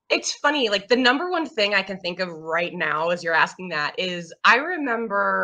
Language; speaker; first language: English; native; English